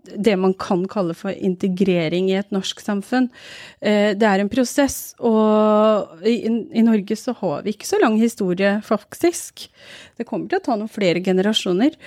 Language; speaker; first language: Norwegian; early bilingual, other home language; Urdu